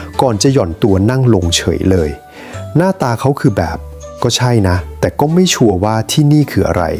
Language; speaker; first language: Thai; native; Thai